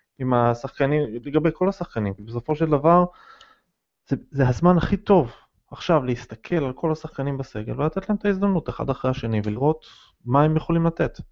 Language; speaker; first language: Hebrew; native; Hebrew